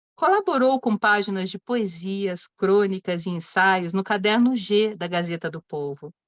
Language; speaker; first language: Portuguese; native; Portuguese